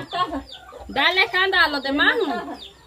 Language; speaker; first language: Spanish; native; Spanish